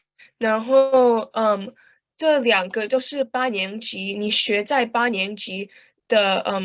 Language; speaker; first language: Chinese; early bilingual, heritage; Chinese